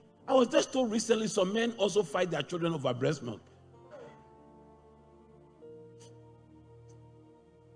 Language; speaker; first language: English; non-native, local second language; Akan